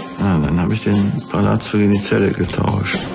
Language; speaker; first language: German; native; German